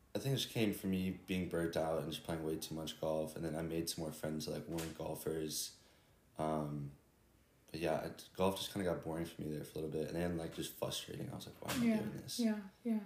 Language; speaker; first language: English; native; English